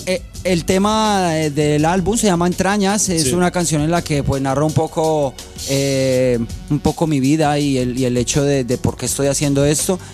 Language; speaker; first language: Spanish; native; Spanish